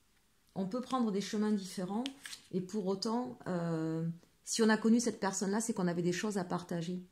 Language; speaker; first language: French; native; French